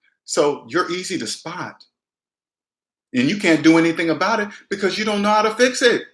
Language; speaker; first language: English; native; English